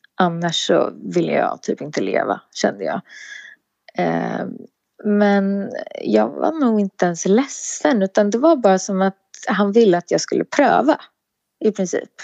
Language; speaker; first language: Swedish; native; Swedish